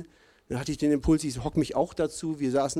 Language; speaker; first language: German; native; German